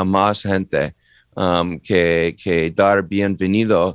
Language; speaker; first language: Spanish; non-native, learner; English